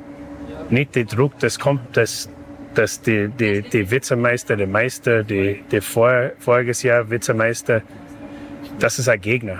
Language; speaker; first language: German; non-native, learner; English